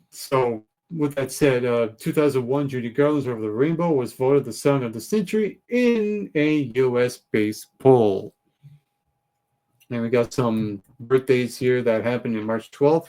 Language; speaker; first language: English; native; English